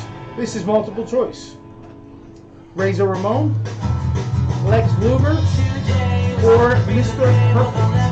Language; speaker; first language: English; native; English